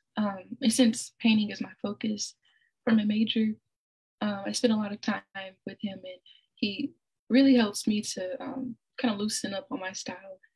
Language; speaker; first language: English; native; English